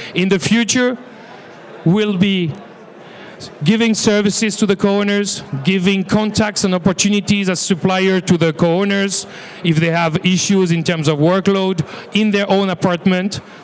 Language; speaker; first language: English; non-native, fluent; French